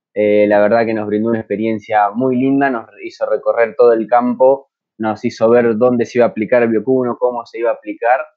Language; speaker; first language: Spanish; native; Spanish